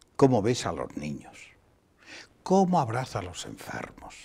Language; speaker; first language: Spanish; non-native, local second language; Galician